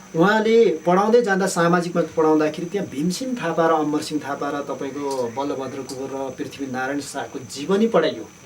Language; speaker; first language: Nepali; non-native, local second language; Limbu